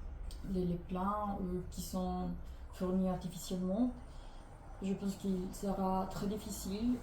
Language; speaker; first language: French; non-native, learner; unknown